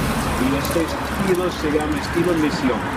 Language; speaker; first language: Spanish; non-native, fluent; English